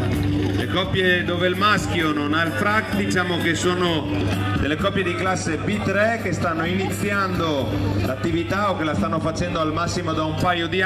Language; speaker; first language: Italian; native; Italian